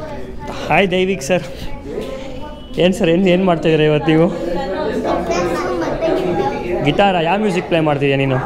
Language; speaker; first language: Kannada; native; Kannada